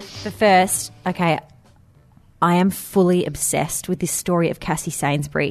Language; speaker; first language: English; native; English